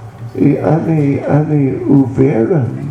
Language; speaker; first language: Russian; non-native, learner; English